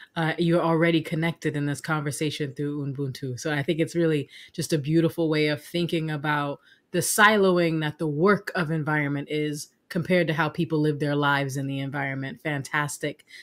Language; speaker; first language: English; native; English